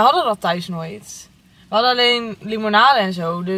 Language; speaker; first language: Dutch; native; Dutch